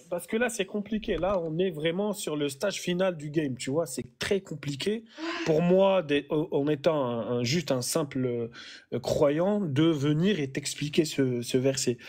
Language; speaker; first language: French; early bilingual, other home language; Arabic